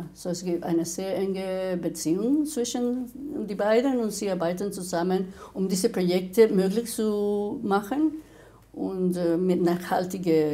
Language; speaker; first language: German; non-native, fluent; Spanish